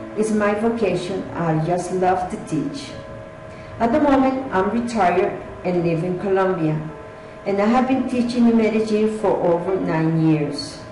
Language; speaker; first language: English; early bilingual, other home language; Spanish